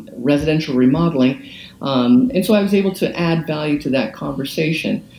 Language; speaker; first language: English; native; English